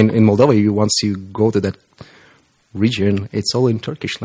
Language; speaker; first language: English; non-native, fluent; Romanian